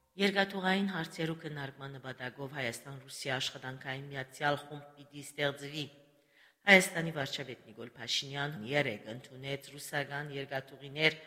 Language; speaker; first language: Armenian; early bilingual, heritage; Armenian